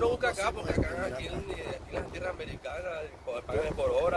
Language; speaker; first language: Spanish; native; Spanish